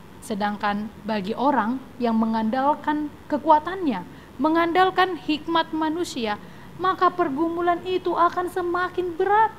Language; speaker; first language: Indonesian; native; Indonesian